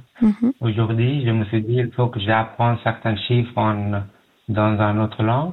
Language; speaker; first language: French; non-native, learner; Pashto